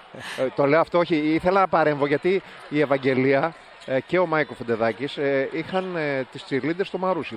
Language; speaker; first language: Greek; native; Greek